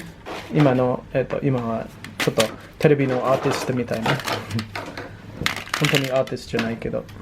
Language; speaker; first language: Japanese; non-native, learner; English